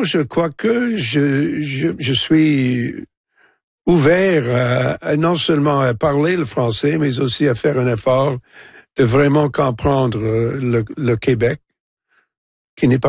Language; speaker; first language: French; non-native, local second language; English